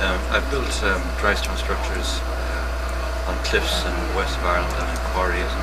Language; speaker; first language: English; native; English